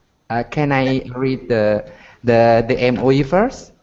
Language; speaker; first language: English; non-native, learner; Indonesian